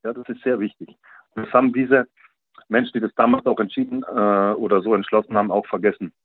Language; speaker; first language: German; native; German